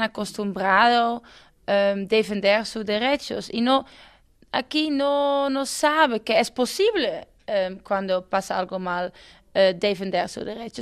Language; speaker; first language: Spanish; non-native, learner; Dutch